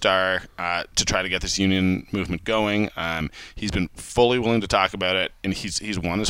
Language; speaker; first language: English; native; English